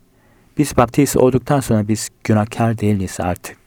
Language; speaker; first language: Turkish; non-native, fluent; Korean